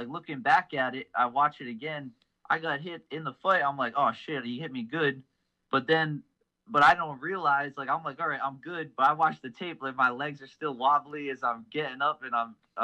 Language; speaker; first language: English; native; English